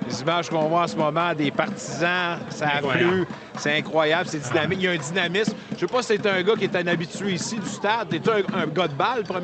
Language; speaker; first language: French; native; French